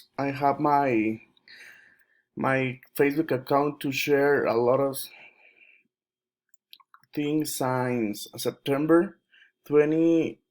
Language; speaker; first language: English; non-native, learner; Spanish